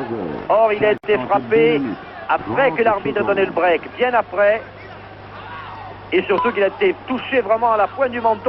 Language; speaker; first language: French; native; French